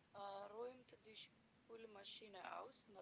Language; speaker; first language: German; non-native, learner; Macedonian